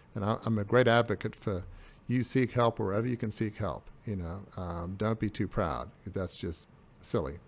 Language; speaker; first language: English; native; English